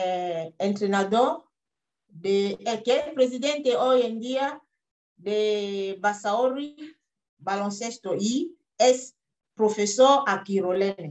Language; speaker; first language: Spanish; non-native, fluent; French